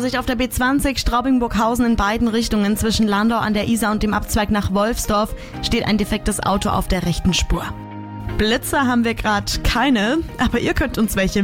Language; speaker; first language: German; native; German